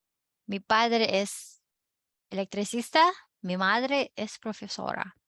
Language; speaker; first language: Spanish; non-native, fluent; Filipino